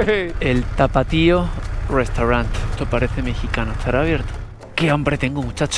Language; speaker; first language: Spanish; native; Spanish